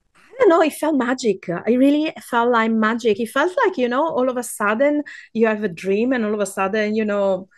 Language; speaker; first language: English; non-native, fluent; Italian